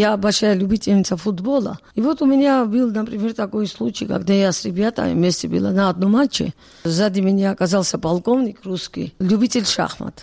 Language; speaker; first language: Russian; non-native, local second language; Georgian